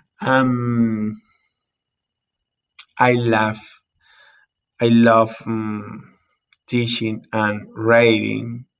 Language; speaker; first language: English; non-native, learner; Spanish